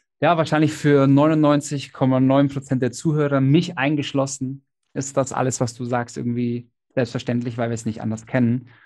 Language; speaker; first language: German; native; German